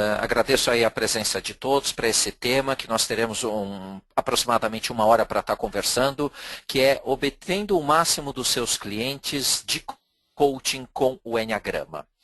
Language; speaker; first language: Portuguese; native; Portuguese